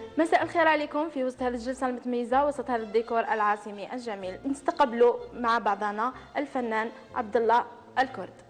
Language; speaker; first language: Arabic; native; Arabic